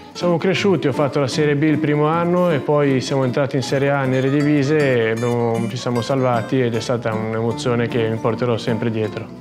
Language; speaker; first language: Italian; native; Italian